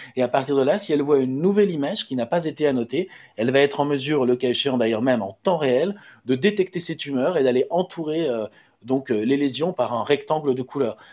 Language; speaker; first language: French; native; French